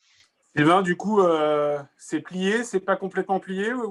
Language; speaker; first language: French; native; French